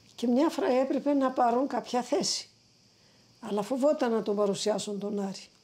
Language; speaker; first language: Greek; native; Greek